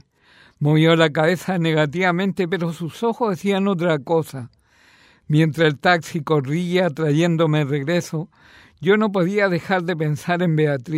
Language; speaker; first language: Spanish; native; Spanish